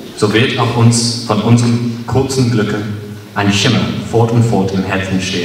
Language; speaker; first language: German; non-native, fluent; English